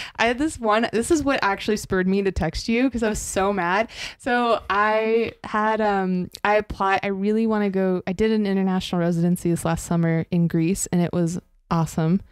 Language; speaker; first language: English; native; English